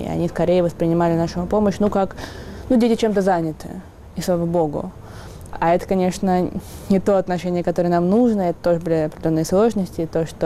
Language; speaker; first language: Russian; native; Russian